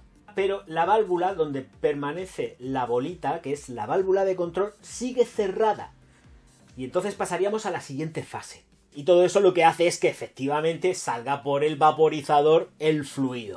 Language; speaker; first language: Spanish; native; Spanish